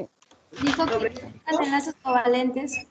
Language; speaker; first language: Spanish; native; Spanish